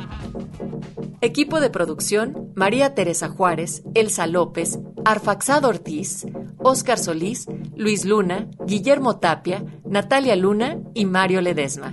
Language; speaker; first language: Spanish; native; Spanish